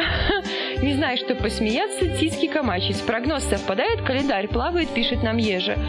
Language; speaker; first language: Russian; non-native, local second language; Belarusian